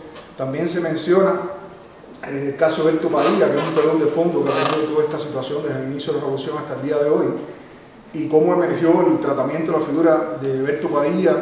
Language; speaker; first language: Spanish; native; Spanish